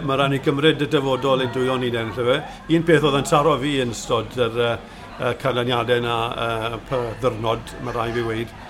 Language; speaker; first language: Welsh; native; Welsh